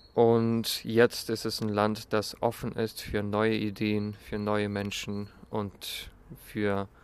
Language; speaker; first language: German; early bilingual, other home language; Russian